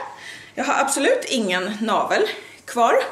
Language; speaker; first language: Swedish; native; Swedish